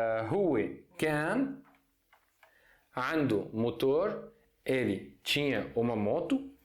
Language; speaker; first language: Portuguese; non-native, fluent; Arabic